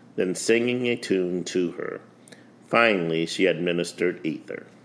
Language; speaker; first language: English; early bilingual, other home language; Spanish